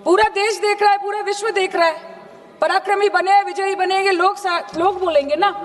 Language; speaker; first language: Hindi; non-native, local second language; Bangla